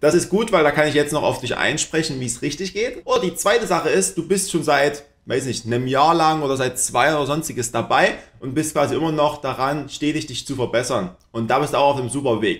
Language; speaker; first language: German; native; German